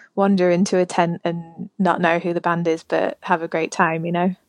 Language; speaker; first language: English; native; English